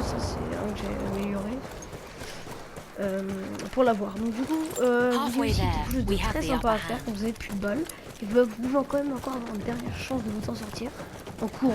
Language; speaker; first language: French; native; French